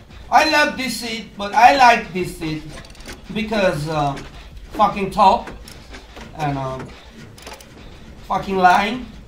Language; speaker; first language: English; non-native, learner; Korean